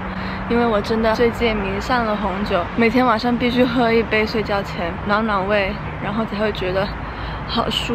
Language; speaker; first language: Chinese; early bilingual, heritage; Chinese